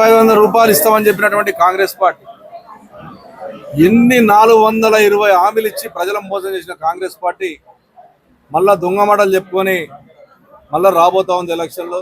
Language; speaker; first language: Telugu; native; Telugu